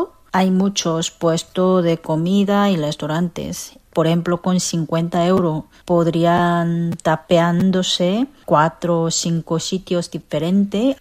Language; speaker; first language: Spanish; non-native, fluent; Korean